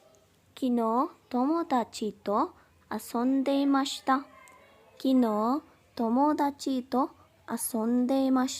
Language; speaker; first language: Japanese; non-native, fluent; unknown